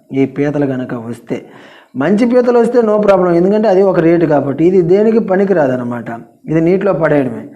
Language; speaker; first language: Telugu; non-native, local second language; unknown